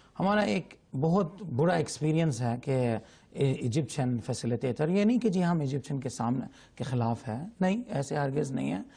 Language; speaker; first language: Urdu; non-native, fluent; Arabic